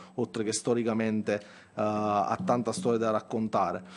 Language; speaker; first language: Italian; native; Italian